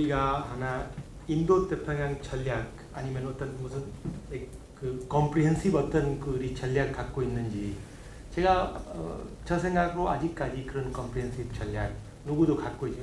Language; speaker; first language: Korean; non-native, learner; Hindi